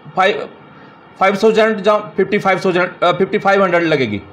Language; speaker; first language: Hindi; native; Hindi